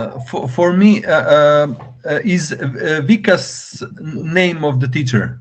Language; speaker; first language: English; non-native, learner; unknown